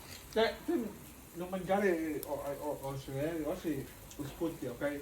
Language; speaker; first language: Italian; non-native, fluent; Filipino